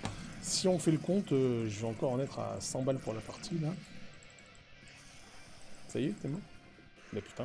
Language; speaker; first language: French; native; French